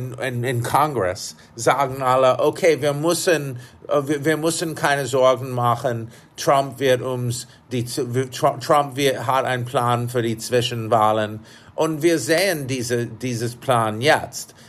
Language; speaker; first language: German; non-native, fluent; English